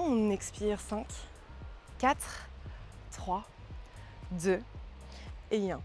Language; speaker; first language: French; native; French